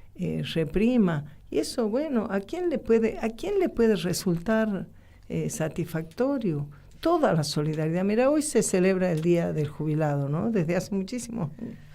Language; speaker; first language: Spanish; native; Spanish